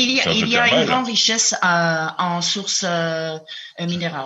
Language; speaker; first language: French; non-native, fluent; Czech